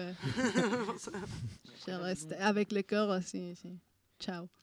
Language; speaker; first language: French; non-native, fluent; Spanish